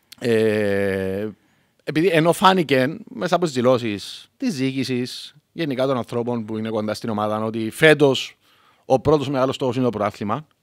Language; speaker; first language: Greek; native; Greek